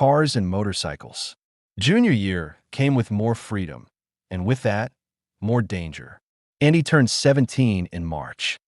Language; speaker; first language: English; native; English